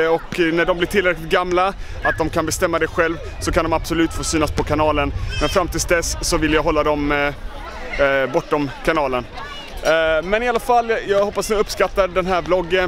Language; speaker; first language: Swedish; native; Swedish